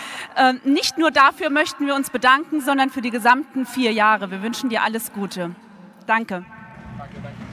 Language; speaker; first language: German; native; German